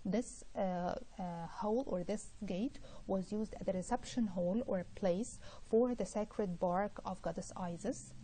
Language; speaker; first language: English; non-native, fluent; Arabic